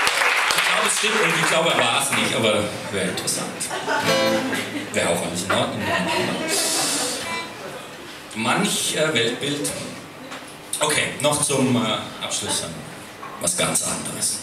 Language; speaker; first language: German; native; German